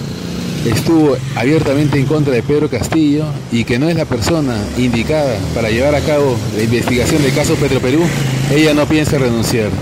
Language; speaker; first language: Spanish; native; Spanish